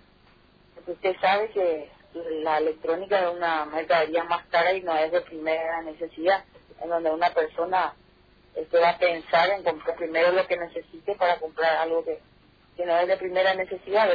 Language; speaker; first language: Spanish; native; Spanish